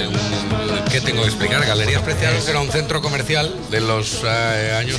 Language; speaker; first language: Spanish; native; Spanish